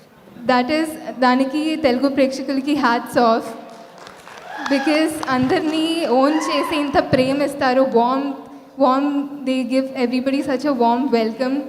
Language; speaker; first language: Telugu; non-native, fluent; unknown